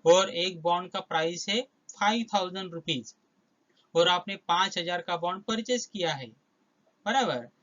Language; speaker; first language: Hindi; non-native, local second language; Marathi